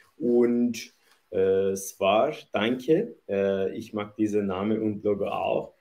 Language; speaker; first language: German; non-native, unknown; Turkish